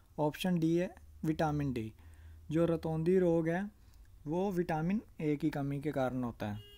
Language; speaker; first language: Hindi; non-native, local second language; Punjabi